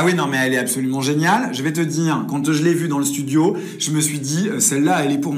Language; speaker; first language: French; native; French